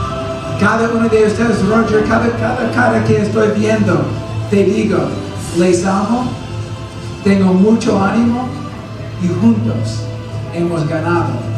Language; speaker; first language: Spanish; non-native, fluent; English